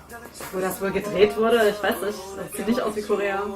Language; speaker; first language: German; native; German